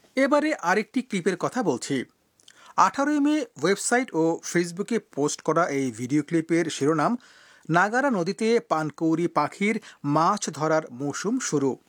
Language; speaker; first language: Bangla; native; Bangla